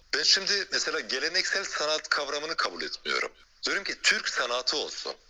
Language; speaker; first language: Turkish; early bilingual, heritage; Turkish